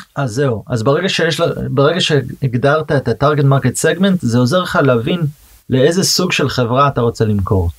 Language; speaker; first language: Hebrew; early bilingual, heritage; Hebrew